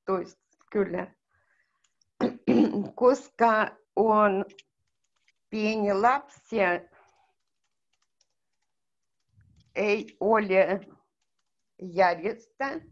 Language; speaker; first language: Finnish; non-native, learner; Russian